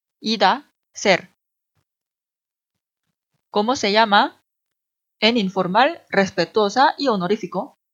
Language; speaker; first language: Spanish; non-native, fluent; Korean